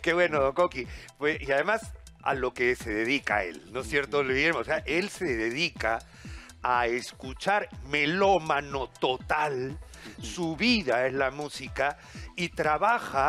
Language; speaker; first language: Spanish; native; Spanish